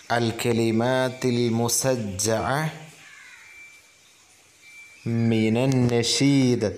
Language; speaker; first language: Arabic; non-native, fluent; Malayalam